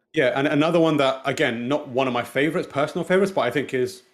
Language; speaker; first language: English; non-native, local second language; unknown